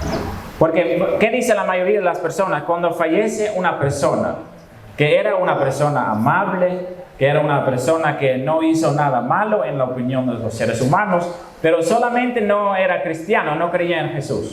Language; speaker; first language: Spanish; non-native, fluent; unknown